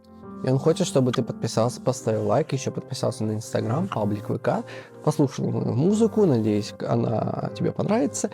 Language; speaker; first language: Russian; native; Russian